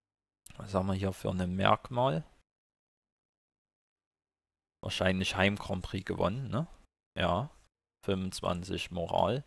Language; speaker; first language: German; native; German